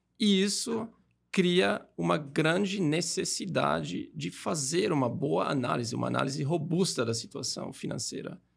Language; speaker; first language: Portuguese; non-native, fluent; German